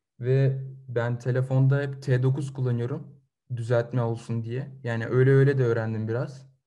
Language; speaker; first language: Turkish; early bilingual, other home language; Russian